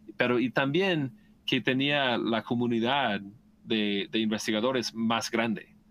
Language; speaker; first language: Spanish; non-native, fluent; English